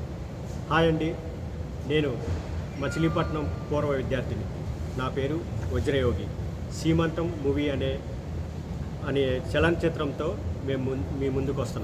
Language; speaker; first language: Telugu; native; Telugu